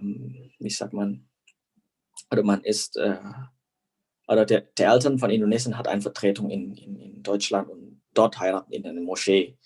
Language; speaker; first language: German; non-native, fluent; Indonesian